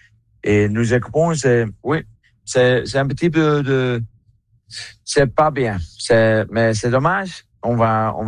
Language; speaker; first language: French; non-native, learner; Dutch